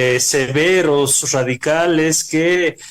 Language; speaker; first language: Spanish; native; Spanish